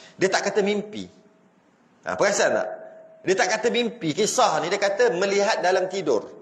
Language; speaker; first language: Malay; native; Malay